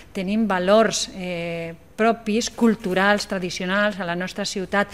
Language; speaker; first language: Catalan; native; Catalan